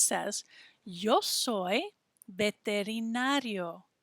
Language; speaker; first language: Spanish; non-native, fluent; English